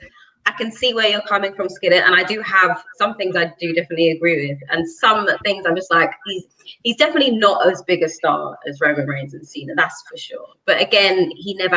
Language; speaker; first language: English; native; English